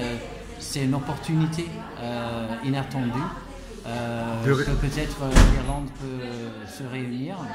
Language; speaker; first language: French; non-native, fluent; English